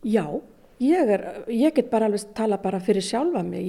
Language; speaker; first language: Icelandic; native; Icelandic